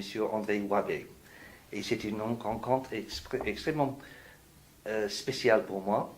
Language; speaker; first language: French; non-native, fluent; English